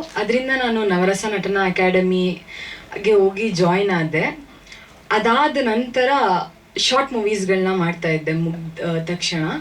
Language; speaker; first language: Kannada; native; Kannada